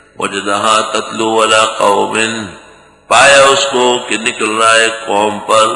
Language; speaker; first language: Urdu; non-native, local second language; Pashto